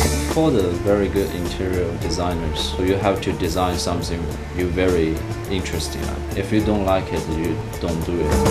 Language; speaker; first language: English; non-native, learner; Chinese